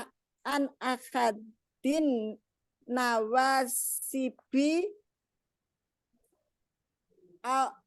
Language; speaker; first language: Arabic; non-native, learner; Indonesian